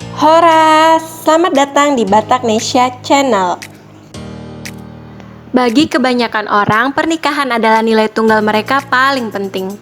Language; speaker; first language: Indonesian; native; Indonesian